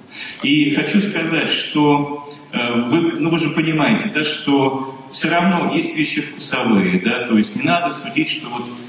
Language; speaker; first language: Russian; native; Russian